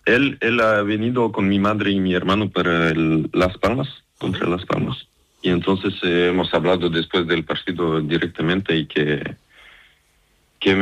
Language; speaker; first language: Spanish; non-native, fluent; French